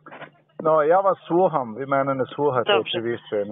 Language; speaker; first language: Polish; non-native, learner; Slovenian